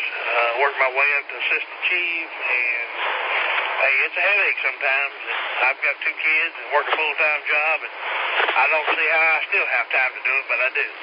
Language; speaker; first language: English; native; English